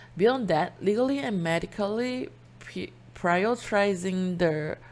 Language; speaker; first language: English; non-native, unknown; Chinese